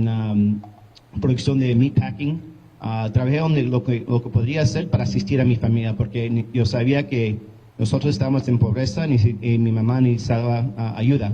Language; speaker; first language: Spanish; early bilingual, heritage; English